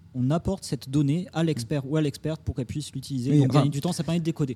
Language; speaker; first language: French; native; French